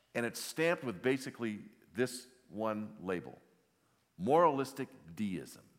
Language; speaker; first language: English; native; English